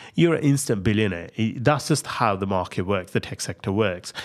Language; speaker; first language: English; non-native, local second language; Punjabi